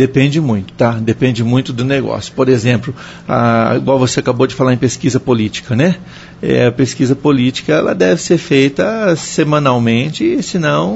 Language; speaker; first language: Portuguese; native; Portuguese